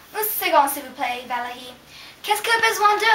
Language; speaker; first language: French; non-native, learner; English